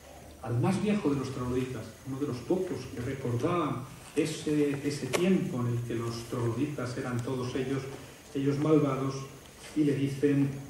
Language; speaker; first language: Spanish; native; Spanish